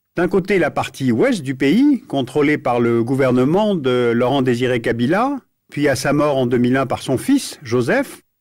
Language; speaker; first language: French; native; French